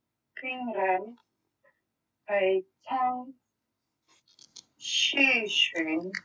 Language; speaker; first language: Chinese; non-native, learner; Indonesian